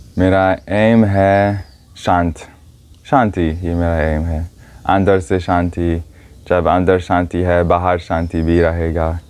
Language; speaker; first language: Hindi; non-native, learner; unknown